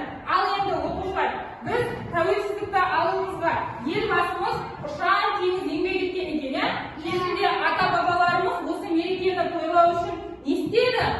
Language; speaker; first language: Kazakh; native; Kazakh